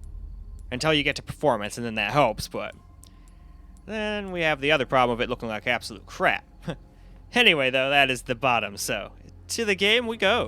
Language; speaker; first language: English; native; English